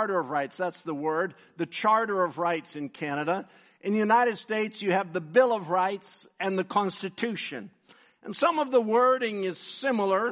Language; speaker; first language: English; native; English